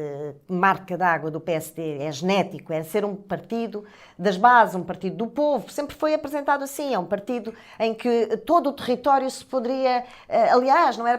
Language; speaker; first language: Portuguese; native; Portuguese